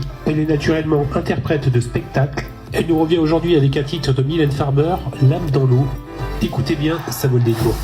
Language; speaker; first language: French; native; French